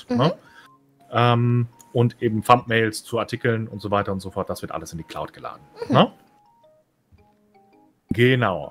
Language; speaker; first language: German; native; German